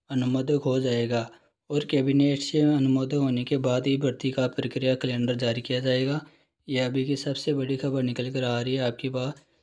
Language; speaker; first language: Hindi; native; Hindi